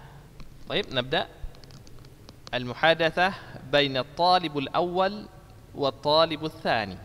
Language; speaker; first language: Arabic; non-native, fluent; Indonesian